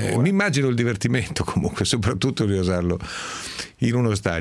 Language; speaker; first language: Italian; native; Italian